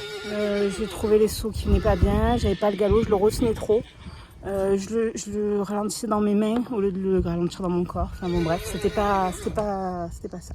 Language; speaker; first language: French; native; French